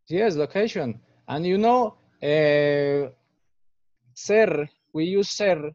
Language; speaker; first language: English; non-native, fluent; Spanish